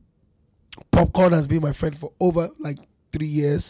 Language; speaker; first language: English; non-native, local second language; Yoruba